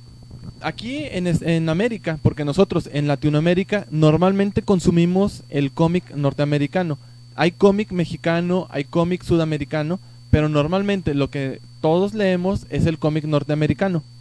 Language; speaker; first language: Spanish; native; Spanish